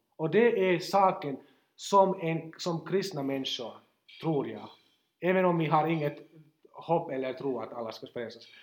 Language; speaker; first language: Swedish; non-native, local second language; Finnish